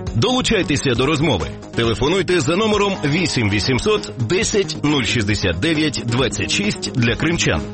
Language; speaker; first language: Ukrainian; native; Ukrainian